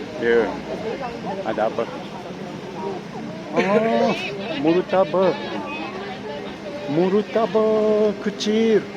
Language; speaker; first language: Malay; non-native, learner; Japanese